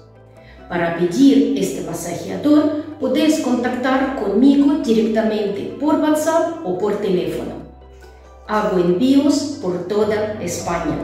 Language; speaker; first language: Spanish; non-native, fluent; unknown